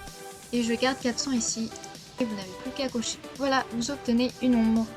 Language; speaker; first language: French; native; French